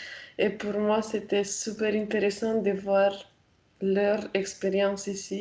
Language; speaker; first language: French; non-native, fluent; Romanian